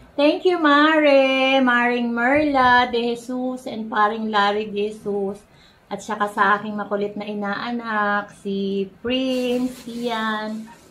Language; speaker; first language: Filipino; non-native, local second language; Bikol